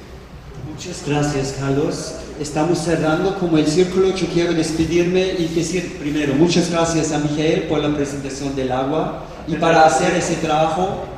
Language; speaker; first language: Spanish; non-native, fluent; German